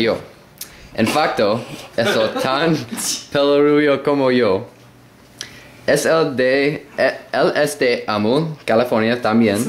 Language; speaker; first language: Spanish; non-native, learner; English